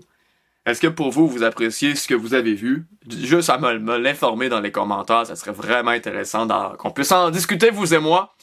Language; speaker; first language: French; native; French